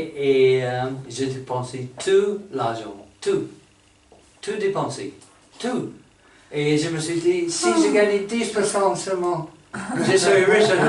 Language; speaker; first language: French; non-native, fluent; English